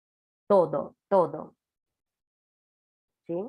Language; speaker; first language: Spanish; non-native, fluent; Portuguese